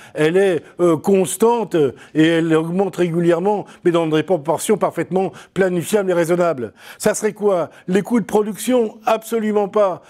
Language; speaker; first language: French; native; French